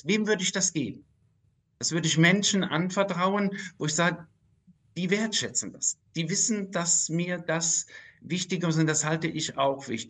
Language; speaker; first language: German; native; German